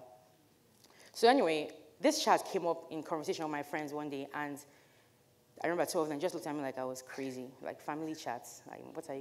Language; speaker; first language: English; non-native, local second language; Igbo